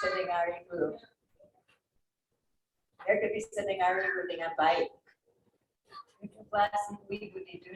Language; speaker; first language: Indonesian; non-native, learner; English